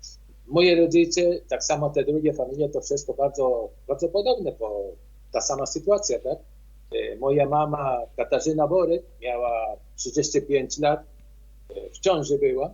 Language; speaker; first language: Polish; early bilingual, heritage; Polish